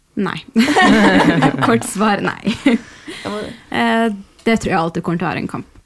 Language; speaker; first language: Norwegian; early bilingual, other home language; Arabic